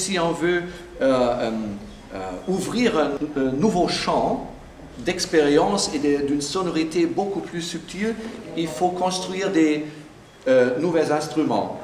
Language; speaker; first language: French; non-native, fluent; German